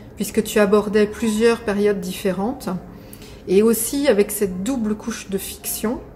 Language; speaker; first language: French; native; French